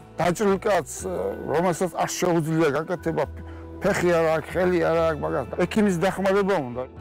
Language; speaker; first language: Georgian; non-native, local second language; Chechen